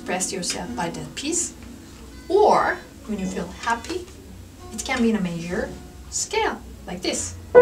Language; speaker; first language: English; non-native, fluent; Turkish